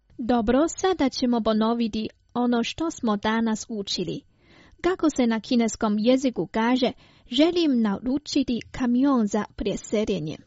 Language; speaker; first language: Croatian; non-native, fluent; Chinese